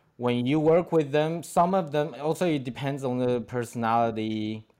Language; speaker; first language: English; non-native, fluent; Chinese